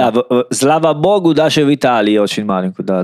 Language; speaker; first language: Russian; non-native, learner; Italian